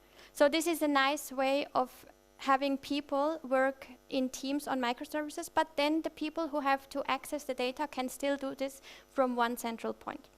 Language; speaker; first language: English; non-native, fluent; German